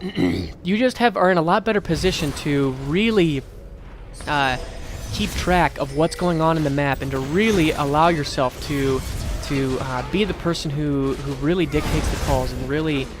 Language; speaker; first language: English; native; English